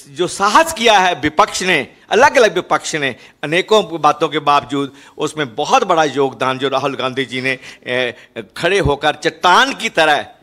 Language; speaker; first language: Hindi; non-native, local second language; Punjabi